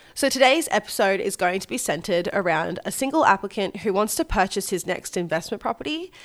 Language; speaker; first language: English; native; English